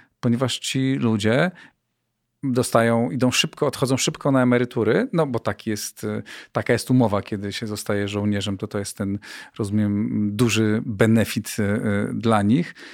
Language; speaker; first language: Polish; native; Polish